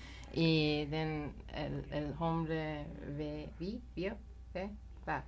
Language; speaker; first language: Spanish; non-native, learner; Persian